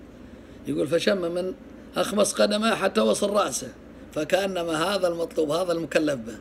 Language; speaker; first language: Arabic; native; Arabic